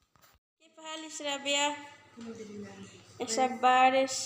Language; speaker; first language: Arabic; non-native, learner; Bangla